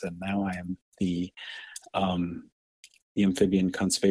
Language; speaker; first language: English; native; English